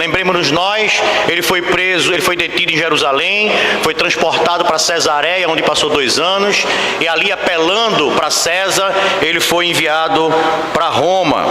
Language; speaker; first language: Portuguese; native; Portuguese